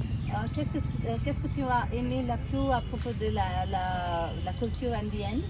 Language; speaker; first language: French; non-native, learner; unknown